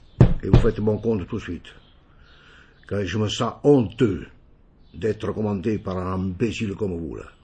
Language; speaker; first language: French; non-native, fluent; Italian